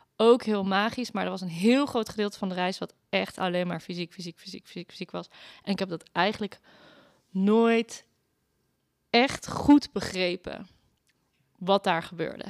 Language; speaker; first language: Dutch; native; Dutch